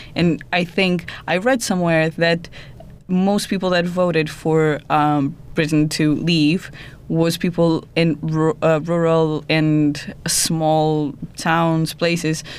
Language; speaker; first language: English; non-native, fluent; Portuguese